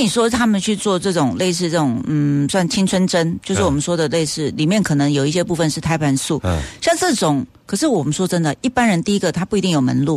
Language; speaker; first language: Chinese; native; Chinese